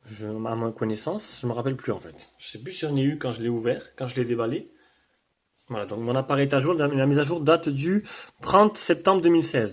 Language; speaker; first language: French; native; French